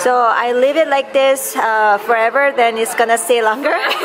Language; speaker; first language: English; non-native, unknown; Korean